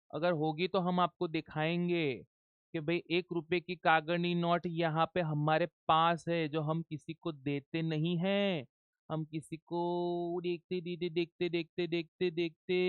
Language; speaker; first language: Hindi; non-native, local second language; Gujarati